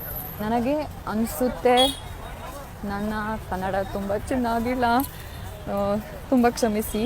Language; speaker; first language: Kannada; non-native, learner; German